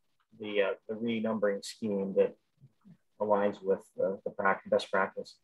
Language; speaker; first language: English; native; English